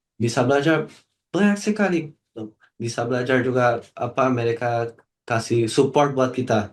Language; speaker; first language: Indonesian; non-native, learner; Portuguese